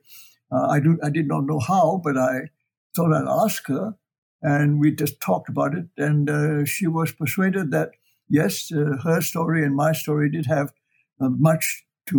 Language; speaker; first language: English; non-native, local second language; Chinese